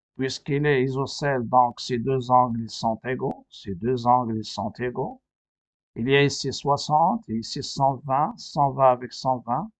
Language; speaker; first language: French; non-native, local second language; Arabic